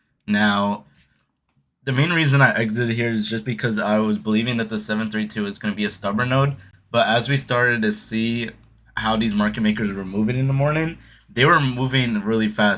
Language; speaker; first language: English; native; English